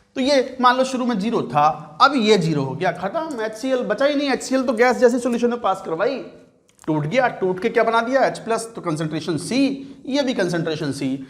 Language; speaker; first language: Hindi; native; Hindi